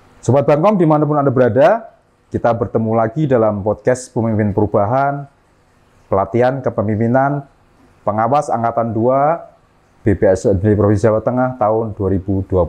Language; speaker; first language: Indonesian; native; Indonesian